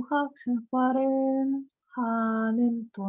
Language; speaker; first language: Korean; non-native, learner; Russian